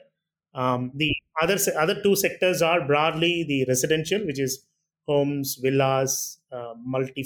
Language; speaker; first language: English; non-native, local second language; Tamil